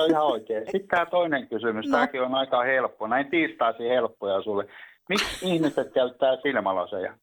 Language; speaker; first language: Finnish; native; Finnish